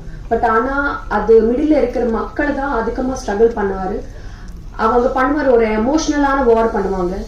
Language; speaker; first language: Tamil; non-native, learner; Telugu